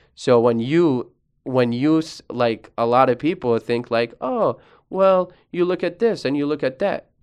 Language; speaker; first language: English; early bilingual, other home language; Arabic